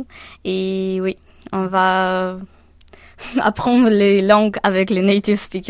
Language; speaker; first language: French; non-native, learner; Ukrainian